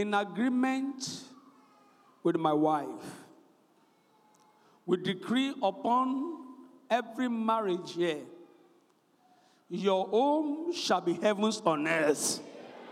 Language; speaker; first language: English; non-native, local second language; Yoruba